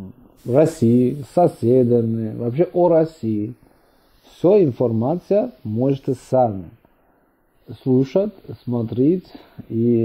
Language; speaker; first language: Russian; non-native, fluent; Persian